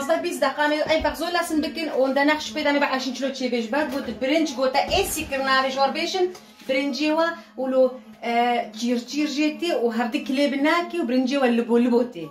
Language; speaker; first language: German; non-native, learner; Kurdish